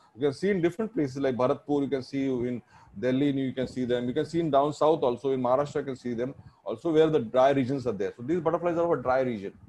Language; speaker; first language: English; non-native, local second language; Marathi